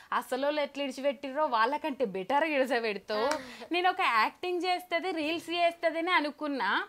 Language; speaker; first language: Telugu; native; Telugu